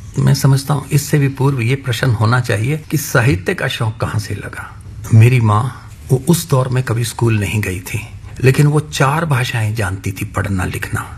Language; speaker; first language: Hindi; non-native, local second language; Punjabi